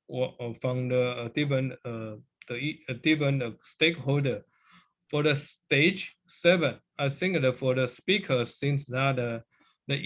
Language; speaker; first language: English; non-native, learner; Chinese